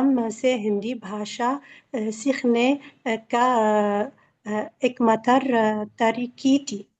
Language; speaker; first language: Hindi; non-native, learner; Arabic